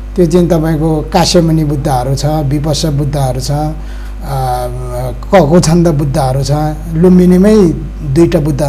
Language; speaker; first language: Nepali; non-native, local second language; Eastern Tamang